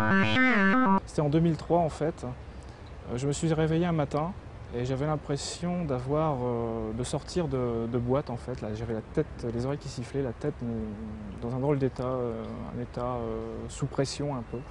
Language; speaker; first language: French; native; French